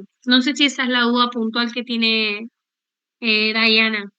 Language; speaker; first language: Spanish; native; Spanish